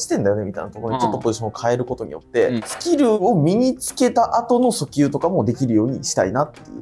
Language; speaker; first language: Japanese; native; Japanese